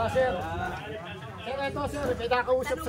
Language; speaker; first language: Filipino; native; Filipino